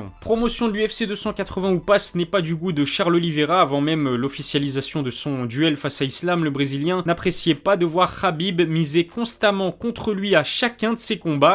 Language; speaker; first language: French; native; French